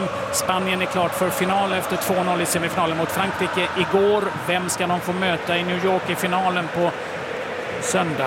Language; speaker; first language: Swedish; native; Swedish